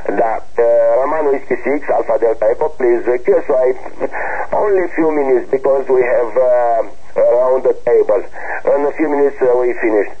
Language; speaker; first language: English; non-native, learner; Romanian